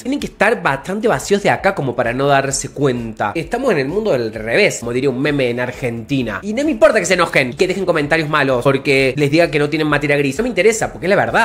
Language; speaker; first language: Spanish; native; Spanish